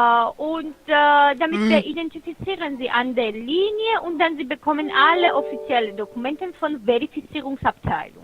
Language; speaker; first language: German; non-native, fluent; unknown